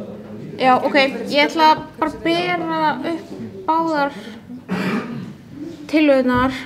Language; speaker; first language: Icelandic; native; Icelandic